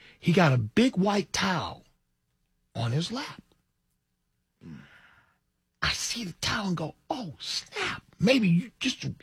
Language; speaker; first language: English; native; English